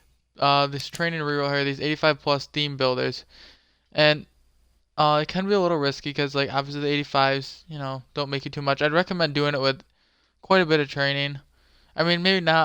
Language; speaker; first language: English; native; English